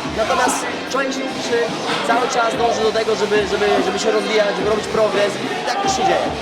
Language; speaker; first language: Polish; native; Polish